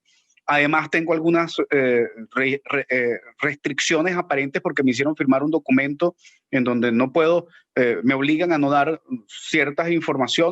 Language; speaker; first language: Spanish; native; Spanish